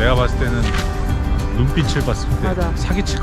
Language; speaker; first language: Korean; native; Korean